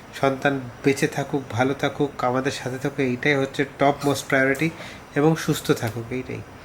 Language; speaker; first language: Bangla; early bilingual, heritage; Bangla